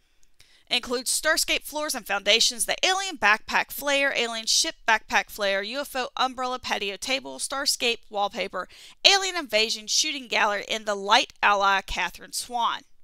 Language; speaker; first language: English; native; English